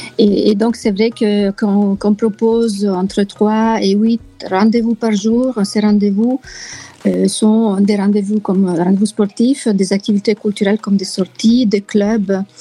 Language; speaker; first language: French; non-native, fluent; Italian